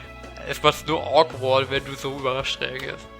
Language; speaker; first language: German; native; German